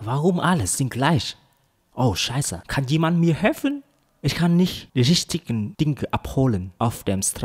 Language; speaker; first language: German; non-native, learner; Vietnamese